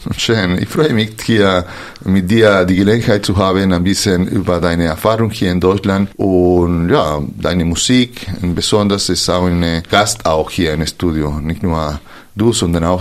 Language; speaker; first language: German; non-native, fluent; Spanish